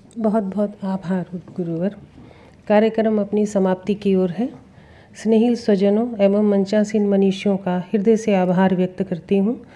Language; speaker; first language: Hindi; native; Hindi